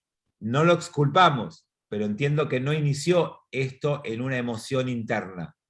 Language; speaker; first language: Spanish; native; Spanish